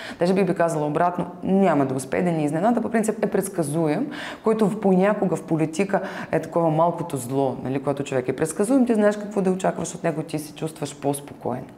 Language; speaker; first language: Bulgarian; non-native, fluent; Ukrainian